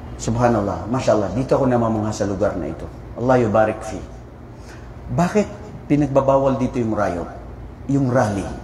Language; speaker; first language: Filipino; non-native, local second language; Maranao